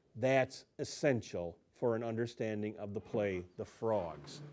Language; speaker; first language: English; native; English